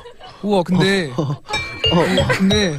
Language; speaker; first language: Korean; native; Korean